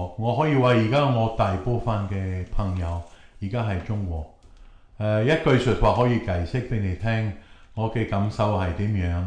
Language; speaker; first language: Chinese; non-native, fluent; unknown